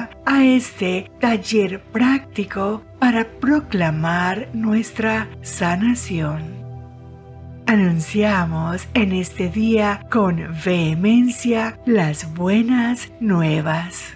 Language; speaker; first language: Spanish; native; Spanish